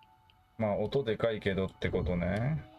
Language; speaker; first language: Japanese; native; Japanese